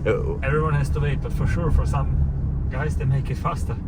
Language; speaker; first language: English; non-native, fluent; German